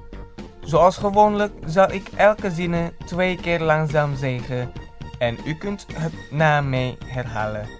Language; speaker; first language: Dutch; non-native, learner; Indonesian